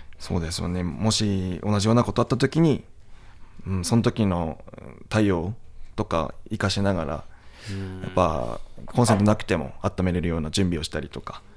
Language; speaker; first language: Japanese; native; Japanese